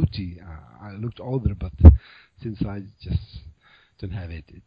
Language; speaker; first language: English; non-native, fluent; Czech